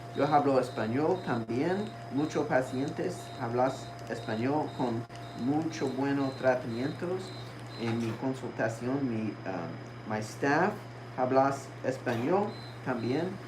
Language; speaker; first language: Spanish; non-native, learner; English